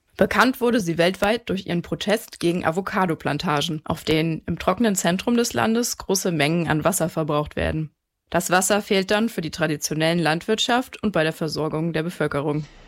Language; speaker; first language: German; native; German